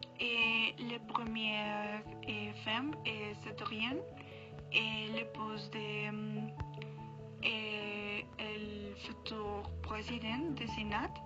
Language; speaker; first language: French; non-native, learner; Spanish